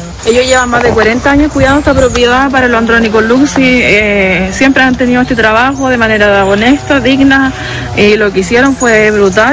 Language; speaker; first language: Spanish; native; Spanish